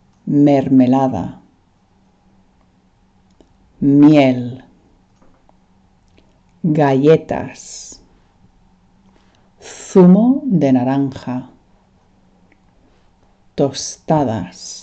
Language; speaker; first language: Spanish; non-native, fluent; English